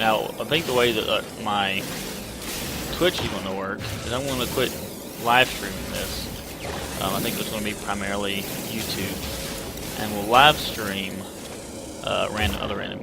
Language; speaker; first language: English; native; English